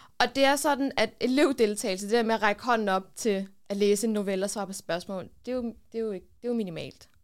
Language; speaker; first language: Danish; early bilingual, other home language; Kurdish